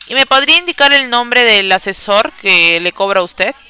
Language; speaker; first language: Spanish; native; Spanish